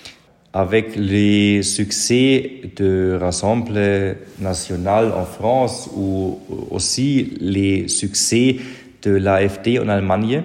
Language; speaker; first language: French; non-native, learner; German